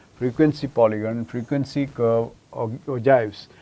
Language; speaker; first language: English; non-native, local second language; Malayalam